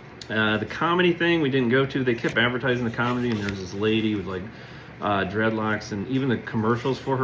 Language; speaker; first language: English; native; English